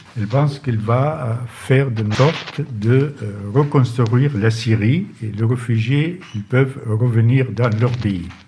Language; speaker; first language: French; non-native, fluent; Arabic